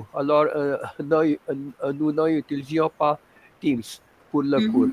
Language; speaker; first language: French; non-native, fluent; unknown